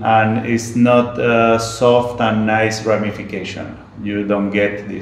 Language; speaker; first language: English; non-native, learner; Spanish